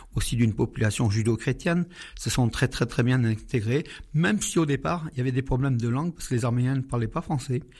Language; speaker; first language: French; non-native, fluent; Armenian